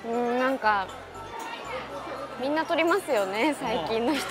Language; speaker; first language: Japanese; native; Japanese